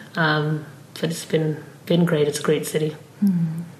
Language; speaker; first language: English; non-native, fluent; Somali